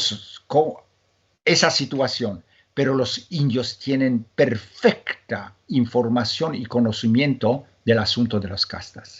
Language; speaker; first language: Spanish; non-native, fluent; Polish